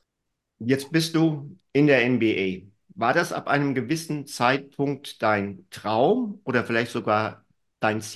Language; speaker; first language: German; native; German